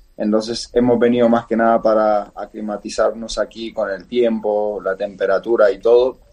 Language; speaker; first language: Spanish; non-native, fluent; Georgian